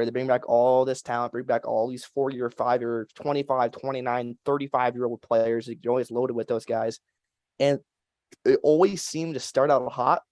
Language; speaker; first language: English; native; English